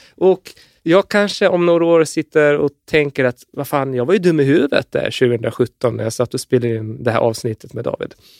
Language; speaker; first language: Swedish; native; Swedish